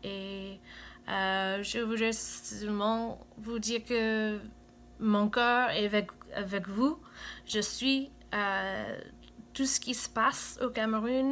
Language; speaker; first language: French; non-native, fluent; English